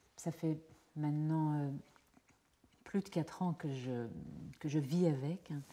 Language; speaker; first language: French; native; French